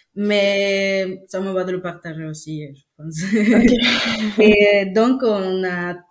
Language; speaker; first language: French; non-native, fluent; Spanish